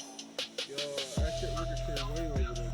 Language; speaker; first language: English; native; English